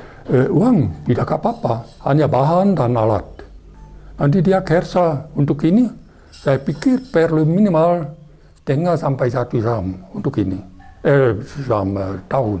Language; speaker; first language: Indonesian; non-native, learner; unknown